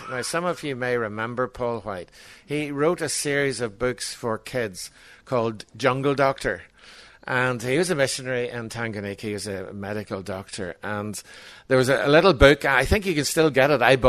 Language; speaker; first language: English; native; English